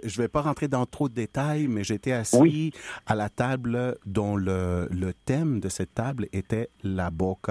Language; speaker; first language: French; non-native, fluent; Spanish